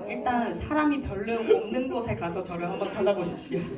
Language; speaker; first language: Korean; native; Korean